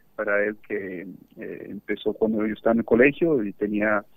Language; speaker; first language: Spanish; early bilingual, heritage; Spanish